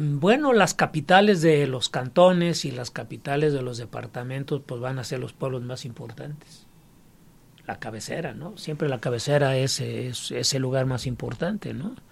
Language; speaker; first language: Spanish; native; Spanish